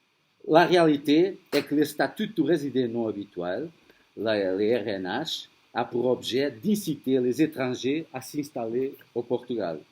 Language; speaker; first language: French; non-native, fluent; Portuguese